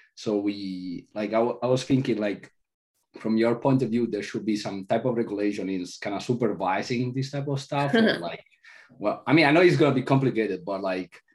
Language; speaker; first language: English; non-native, fluent; Italian